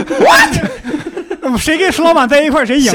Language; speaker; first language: Chinese; native; Chinese